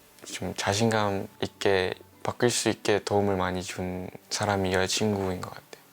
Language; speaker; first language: Korean; early bilingual, other home language; English